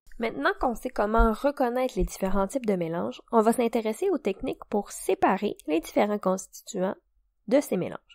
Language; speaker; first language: French; native; French